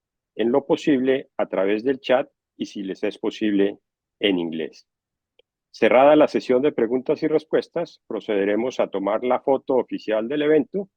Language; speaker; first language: Spanish; native; Spanish